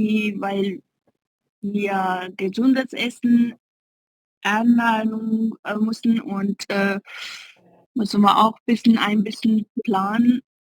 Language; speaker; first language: German; non-native, learner; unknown